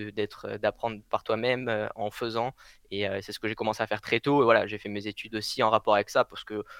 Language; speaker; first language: French; native; French